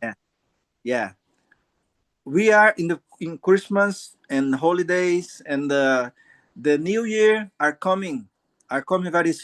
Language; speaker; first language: English; non-native, learner; Portuguese